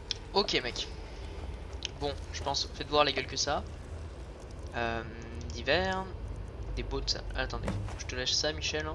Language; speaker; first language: French; native; French